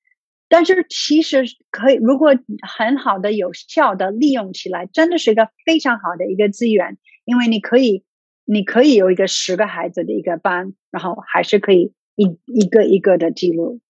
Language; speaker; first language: Chinese; non-native, fluent; English